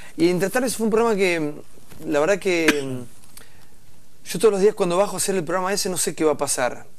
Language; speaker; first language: Spanish; native; Spanish